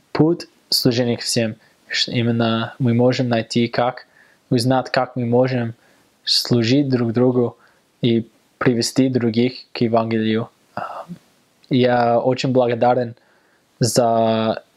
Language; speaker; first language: Russian; non-native, learner; English